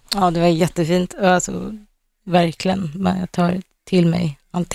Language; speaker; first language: Swedish; native; Swedish